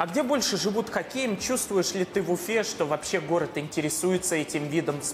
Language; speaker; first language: Russian; native; Russian